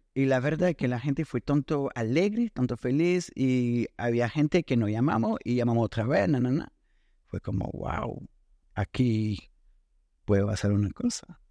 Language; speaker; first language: Spanish; non-native, fluent; French